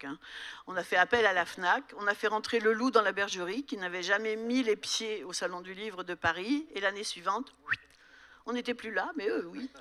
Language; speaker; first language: French; native; French